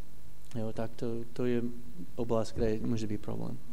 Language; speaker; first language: Czech; non-native, fluent; English